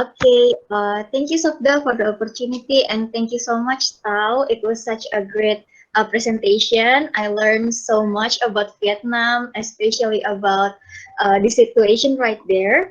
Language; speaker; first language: English; non-native, fluent; Indonesian